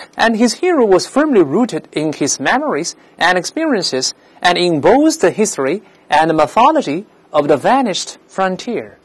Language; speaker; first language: English; non-native, fluent; Chinese